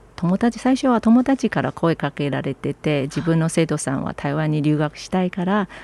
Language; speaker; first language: Japanese; non-native, fluent; Chinese